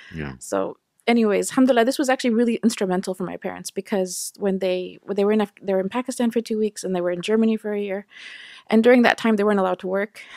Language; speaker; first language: English; native; English